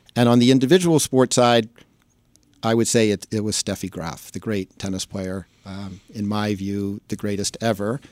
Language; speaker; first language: English; native; English